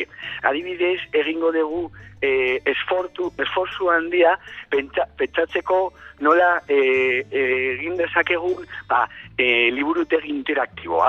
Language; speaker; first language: Basque; non-native, learner; Spanish